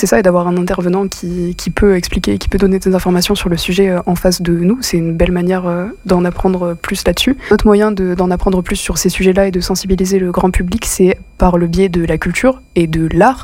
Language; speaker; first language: French; native; French